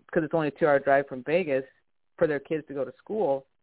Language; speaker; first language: English; native; English